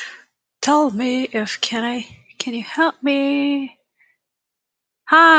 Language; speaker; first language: English; non-native, learner; Japanese